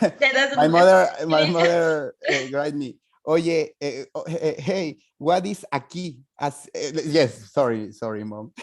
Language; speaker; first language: English; non-native, fluent; Spanish